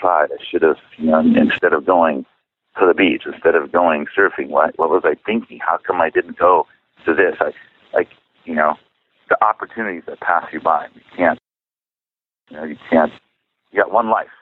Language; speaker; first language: English; early bilingual, other home language; Czech